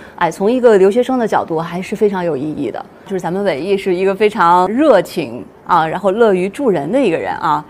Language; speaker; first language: Chinese; native; Chinese